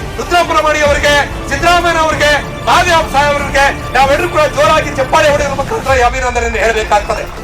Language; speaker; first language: Kannada; non-native, local second language; Lambadi